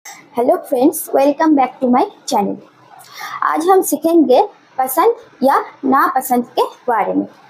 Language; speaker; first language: Hindi; non-native, local second language; Bangla